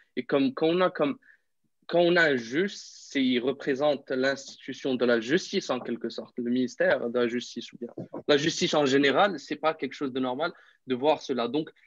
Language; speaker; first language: French; non-native, local second language; Arabic